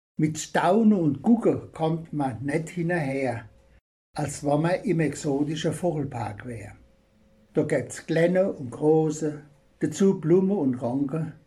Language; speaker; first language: German; native; German